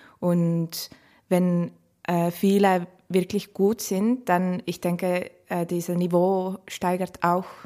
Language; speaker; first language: German; non-native, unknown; Estonian